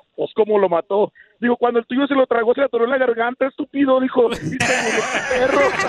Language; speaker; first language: Spanish; native; Spanish